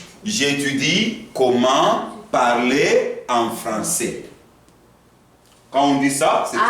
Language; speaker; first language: French; non-native, fluent; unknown